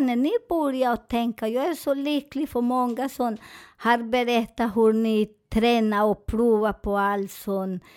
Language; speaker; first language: Swedish; non-native, fluent; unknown